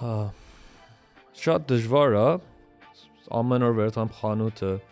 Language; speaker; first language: Armenian; early bilingual, heritage; Armenian